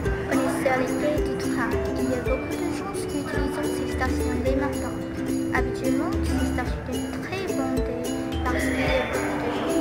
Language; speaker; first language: French; non-native, learner; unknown